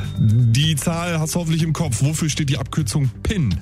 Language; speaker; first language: German; native; German